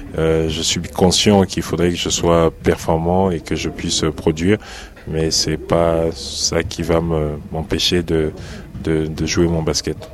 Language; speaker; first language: French; native; French